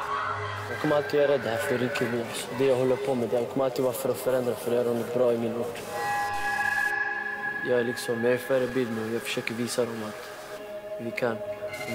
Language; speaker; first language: Swedish; non-native, local second language; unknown